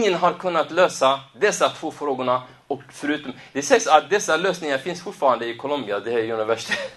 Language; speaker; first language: Swedish; non-native, fluent; Arabic